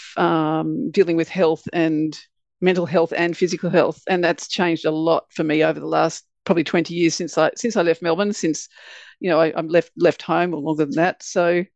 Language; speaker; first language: English; native; English